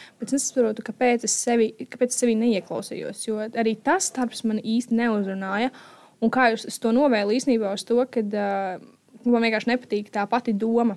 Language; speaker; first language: Latvian; native; Latvian